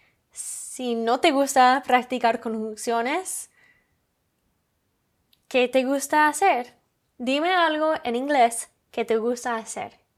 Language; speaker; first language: Spanish; non-native, fluent; English